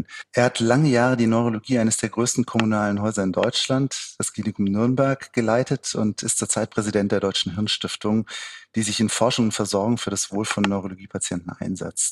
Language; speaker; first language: German; native; German